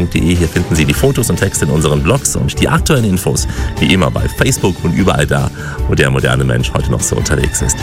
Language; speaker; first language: German; native; German